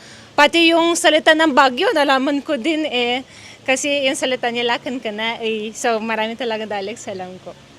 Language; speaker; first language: Filipino; non-native, fluent; Russian